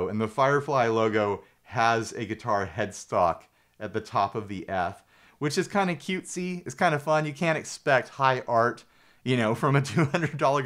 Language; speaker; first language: English; native; English